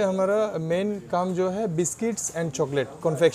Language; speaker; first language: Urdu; non-native, fluent; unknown